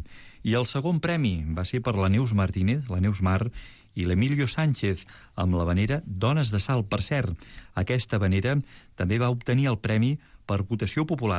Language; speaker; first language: Catalan; native; Catalan